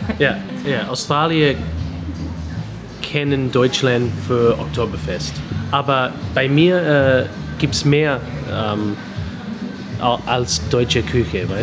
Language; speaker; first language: German; non-native, learner; English